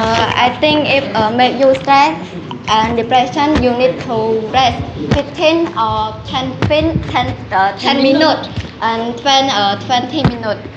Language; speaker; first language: English; non-native, learner; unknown